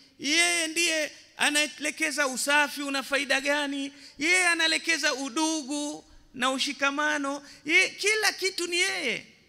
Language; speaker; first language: Swahili; native; Swahili